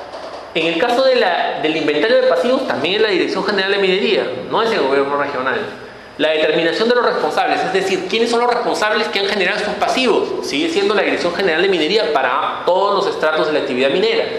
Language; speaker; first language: Spanish; native; Spanish